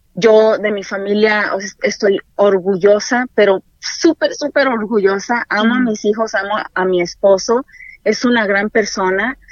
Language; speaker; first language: Spanish; native; Spanish